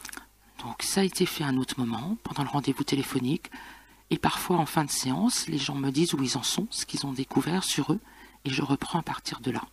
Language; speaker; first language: French; native; French